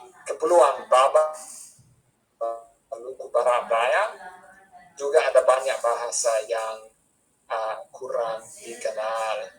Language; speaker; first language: Indonesian; non-native, fluent; English